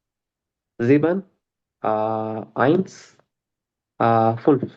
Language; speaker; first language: German; non-native, learner; Sinhala